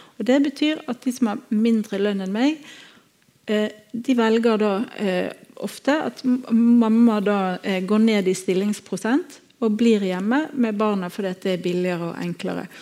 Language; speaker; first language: Norwegian; native; Norwegian